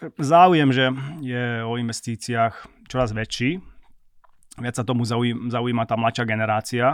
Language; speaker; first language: Slovak; non-native, local second language; Hungarian